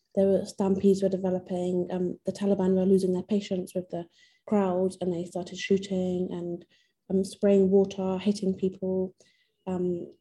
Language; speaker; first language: English; non-native, fluent; Persian